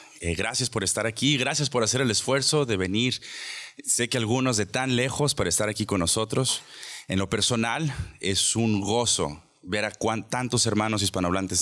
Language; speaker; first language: Spanish; native; Spanish